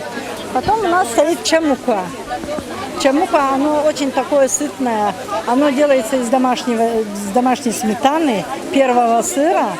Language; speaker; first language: Russian; non-native, local second language; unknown